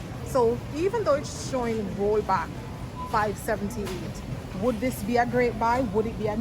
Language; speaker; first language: English; native; English